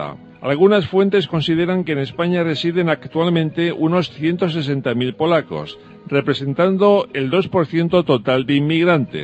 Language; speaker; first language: Spanish; native; Spanish